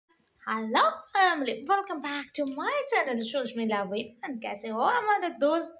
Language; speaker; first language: Hindi; non-native, local second language; Bangla